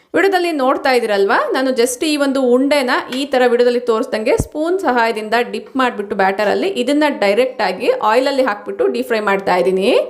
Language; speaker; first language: Kannada; non-native, local second language; Telugu